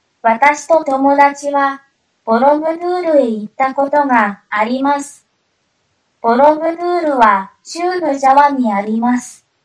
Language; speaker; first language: Japanese; non-native, learner; Indonesian